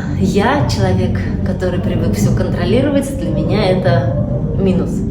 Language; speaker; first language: Russian; native; Russian